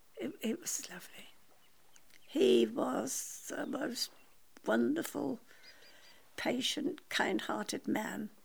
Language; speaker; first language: English; native; English